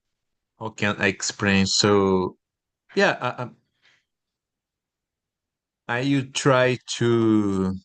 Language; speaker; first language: English; non-native, learner; Portuguese